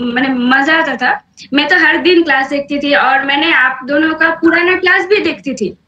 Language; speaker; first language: Hindi; non-native, local second language; Bangla